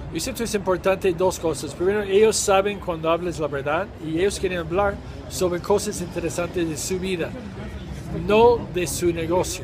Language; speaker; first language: Spanish; non-native, fluent; English